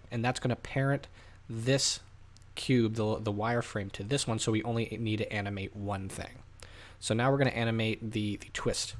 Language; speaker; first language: English; native; English